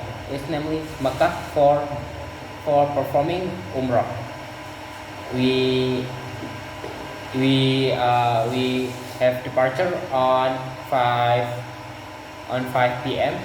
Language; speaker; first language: English; non-native, learner; Indonesian